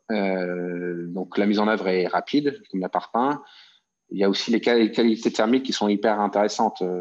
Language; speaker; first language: French; native; French